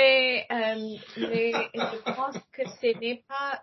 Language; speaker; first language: French; non-native, learner; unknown